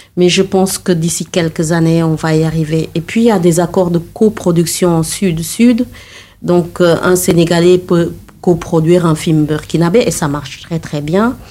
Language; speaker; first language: French; non-native, local second language; Wolof